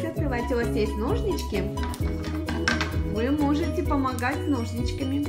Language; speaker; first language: Russian; native; Russian